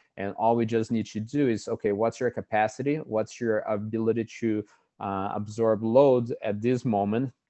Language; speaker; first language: English; non-native, fluent; Portuguese